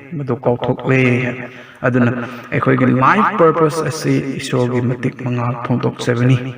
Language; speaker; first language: Manipuri; non-native, local second language; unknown